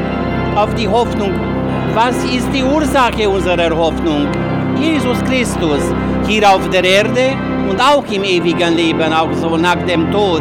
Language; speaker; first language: German; non-native, fluent; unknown